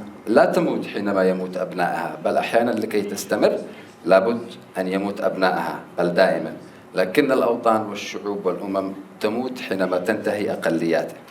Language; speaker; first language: Arabic; native; Arabic